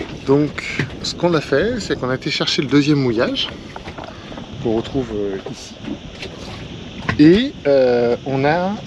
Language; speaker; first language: French; native; French